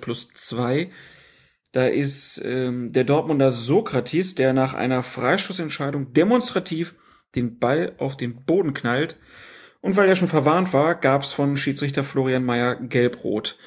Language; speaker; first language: German; native; German